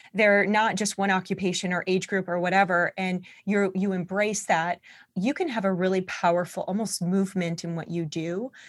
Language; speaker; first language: English; native; English